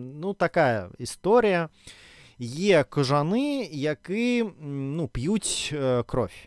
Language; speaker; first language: Ukrainian; non-native, local second language; Russian